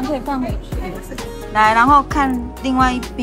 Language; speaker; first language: Chinese; native; Chinese